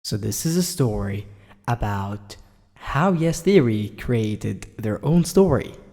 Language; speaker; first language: English; native; English